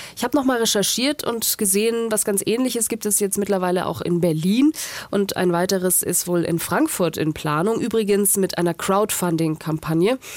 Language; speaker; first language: German; native; German